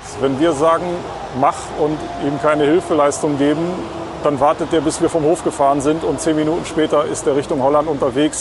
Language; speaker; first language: German; native; German